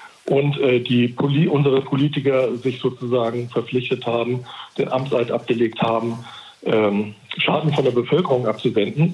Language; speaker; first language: German; native; German